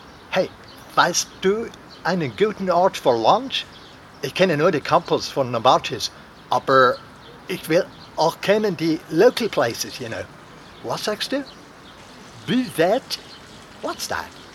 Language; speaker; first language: German; non-native, learner; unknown